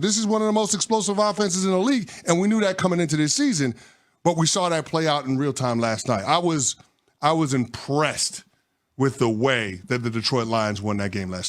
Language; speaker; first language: English; native; English